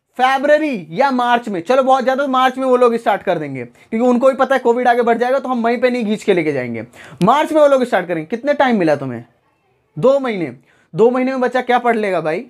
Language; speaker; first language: Hindi; native; Hindi